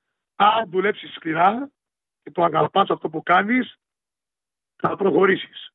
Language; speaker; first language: Greek; early bilingual, heritage; Greek